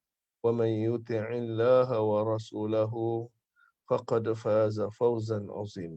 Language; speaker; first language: Arabic; non-native, fluent; Malay